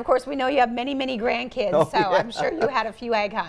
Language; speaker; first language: English; native; English